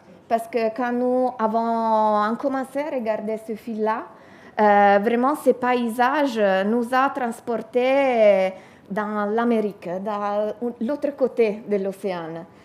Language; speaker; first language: French; non-native, learner; Italian